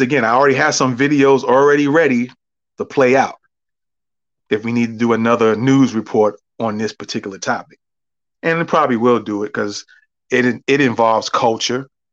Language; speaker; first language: English; native; English